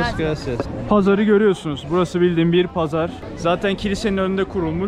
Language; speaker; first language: Turkish; native; Turkish